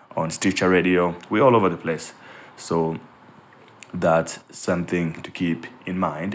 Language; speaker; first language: English; non-native, local second language; Nyanja